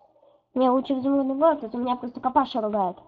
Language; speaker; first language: Russian; native; Russian